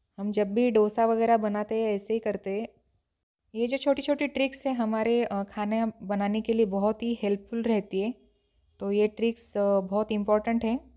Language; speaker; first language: Hindi; non-native, local second language; Marathi